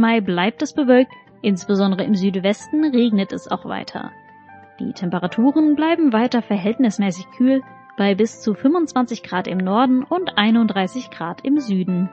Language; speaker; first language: German; native; German